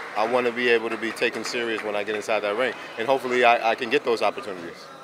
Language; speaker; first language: English; native; English